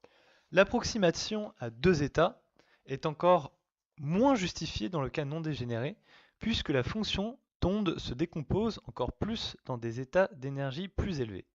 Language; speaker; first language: French; native; French